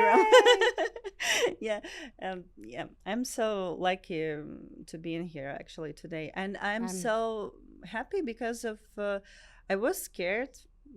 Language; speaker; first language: English; non-native, learner; Ukrainian